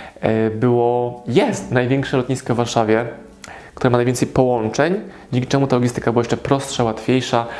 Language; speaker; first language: Polish; native; Polish